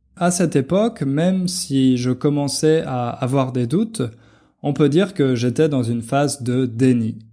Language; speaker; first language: French; native; French